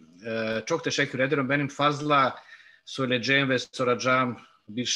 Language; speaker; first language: Turkish; non-native, fluent; Bosnian